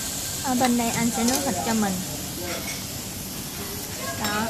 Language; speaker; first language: Vietnamese; native; Vietnamese